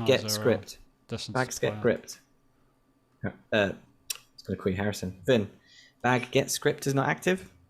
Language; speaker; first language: English; native; English